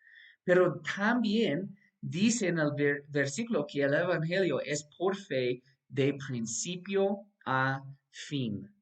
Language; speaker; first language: Spanish; non-native, fluent; English